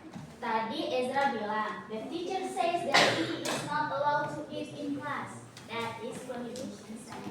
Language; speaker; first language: English; non-native, learner; Indonesian